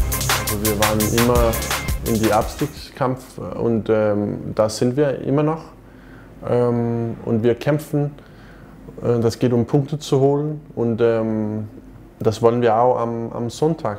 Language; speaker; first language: German; non-native, fluent; Danish